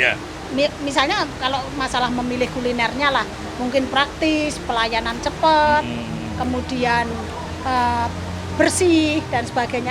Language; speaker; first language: Indonesian; native; Indonesian